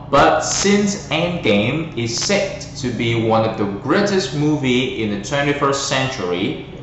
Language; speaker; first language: English; non-native, fluent; Vietnamese